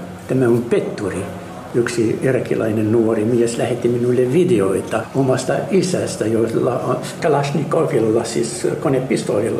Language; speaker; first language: Finnish; non-native, fluent; Arabic